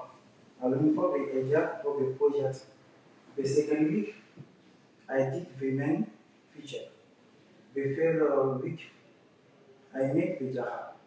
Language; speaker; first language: English; non-native, learner; French